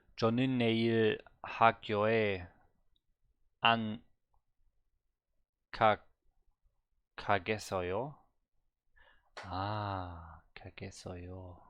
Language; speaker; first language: Korean; non-native, learner; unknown